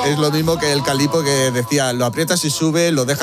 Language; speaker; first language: Spanish; native; Spanish